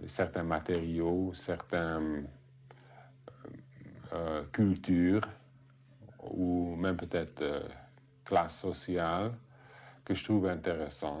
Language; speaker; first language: French; non-native, fluent; Hungarian